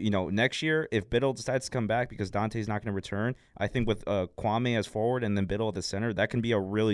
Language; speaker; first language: English; native; English